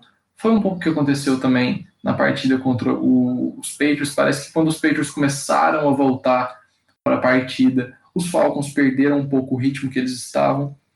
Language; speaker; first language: Portuguese; native; Portuguese